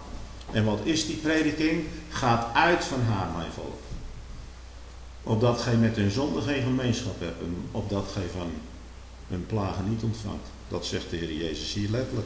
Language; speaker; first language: Dutch; native; Dutch